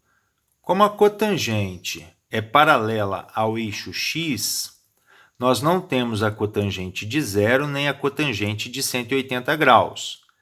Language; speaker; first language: Portuguese; native; Portuguese